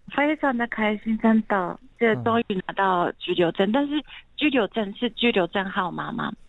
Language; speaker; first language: Chinese; non-native, fluent; Japanese